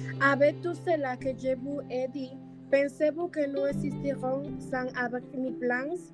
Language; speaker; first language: French; non-native, learner; Spanish